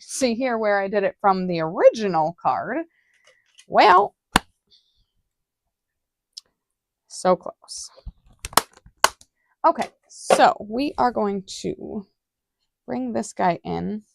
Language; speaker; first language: English; native; English